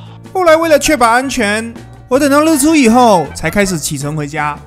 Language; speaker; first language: Chinese; native; Chinese